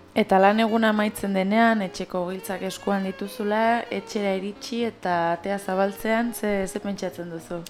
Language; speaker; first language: Basque; native; Basque